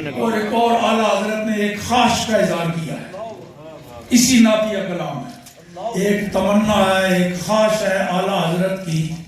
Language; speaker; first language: Urdu; non-native, local second language; Punjabi